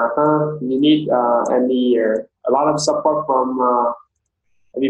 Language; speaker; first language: English; non-native, learner; Vietnamese